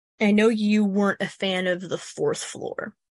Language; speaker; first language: English; native; English